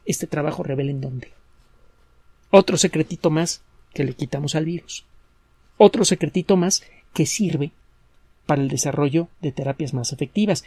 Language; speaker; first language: Spanish; native; Spanish